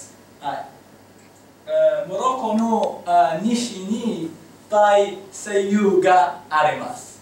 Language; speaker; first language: Japanese; non-native, learner; Arabic